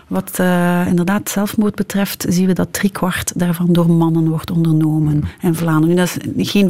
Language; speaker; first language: Dutch; native; Dutch